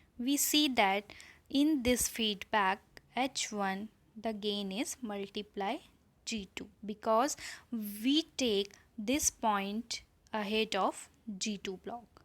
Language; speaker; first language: English; non-native, local second language; Hindi